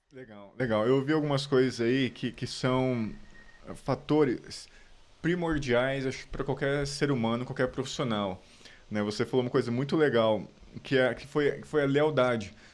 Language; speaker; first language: Portuguese; native; Portuguese